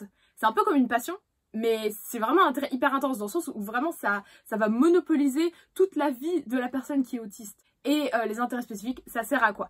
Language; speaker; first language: French; native; French